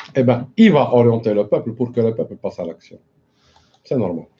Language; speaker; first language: French; non-native, local second language; Arabic